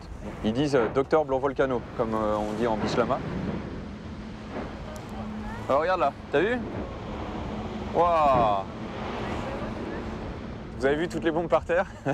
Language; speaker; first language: French; native; French